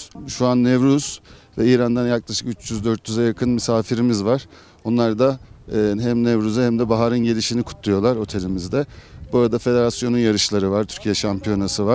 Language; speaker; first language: Turkish; native; Turkish